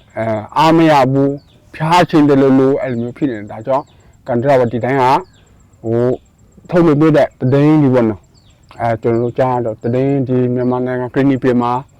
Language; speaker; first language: Burmese; non-native, local second language; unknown